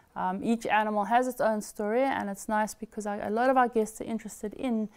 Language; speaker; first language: English; native; English